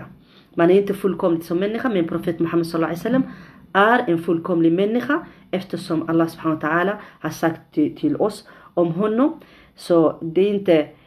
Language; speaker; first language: Swedish; non-native, fluent; Arabic